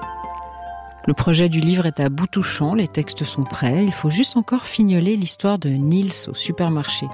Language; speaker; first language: French; native; French